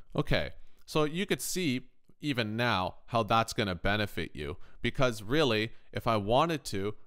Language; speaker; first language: English; native; English